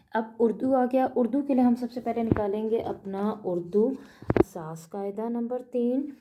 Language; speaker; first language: Urdu; native; Urdu